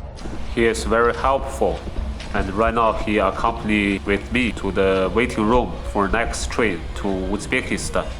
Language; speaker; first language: English; non-native, fluent; Chinese